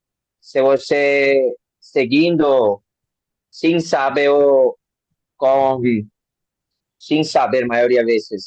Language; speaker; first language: Portuguese; non-native, learner; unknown